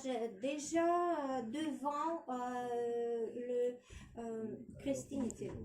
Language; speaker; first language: French; non-native, learner; Russian